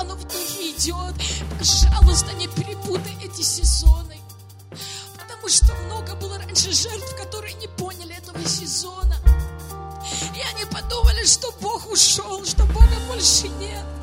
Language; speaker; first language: Russian; native; Russian